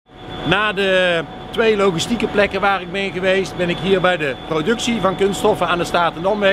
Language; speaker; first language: Dutch; native; Dutch